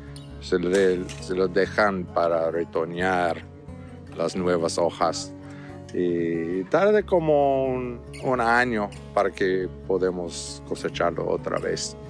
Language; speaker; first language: Spanish; non-native, fluent; English